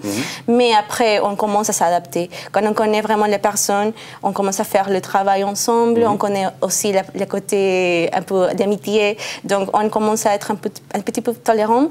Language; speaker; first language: French; non-native, learner; Spanish